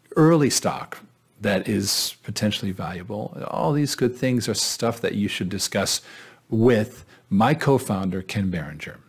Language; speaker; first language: English; native; English